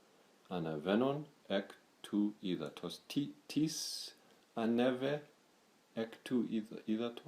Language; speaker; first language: Greek; non-native, learner; English